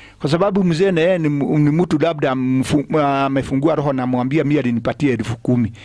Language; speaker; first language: Swahili; non-native, local second language; Kikuyu